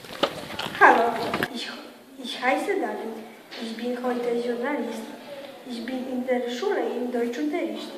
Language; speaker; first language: German; non-native, learner; Polish